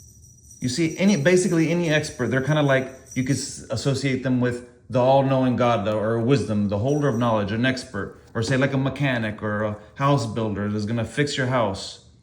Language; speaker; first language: English; native; English